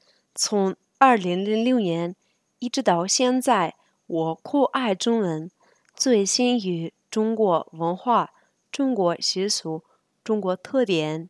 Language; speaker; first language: Chinese; non-native, fluent; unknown